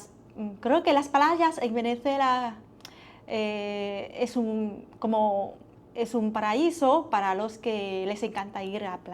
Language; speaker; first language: Spanish; non-native, learner; Vietnamese